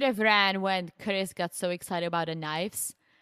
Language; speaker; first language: English; non-native, fluent; Czech